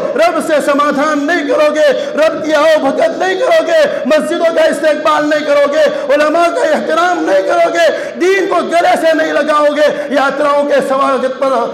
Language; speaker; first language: Urdu; non-native, local second language; Gujarati